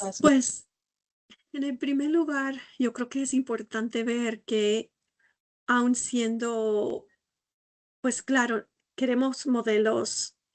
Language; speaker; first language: Spanish; non-native, fluent; English